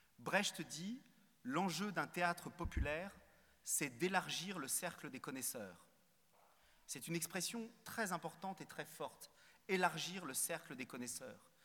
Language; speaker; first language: French; native; French